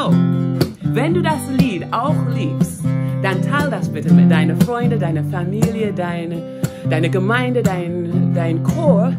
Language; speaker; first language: German; non-native, fluent; English